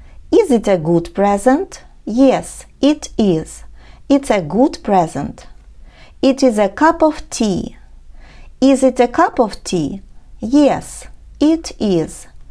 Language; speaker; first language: English; non-native, fluent; Ukrainian